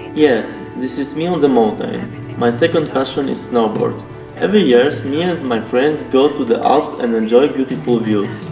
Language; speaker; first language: English; non-native, learner; Polish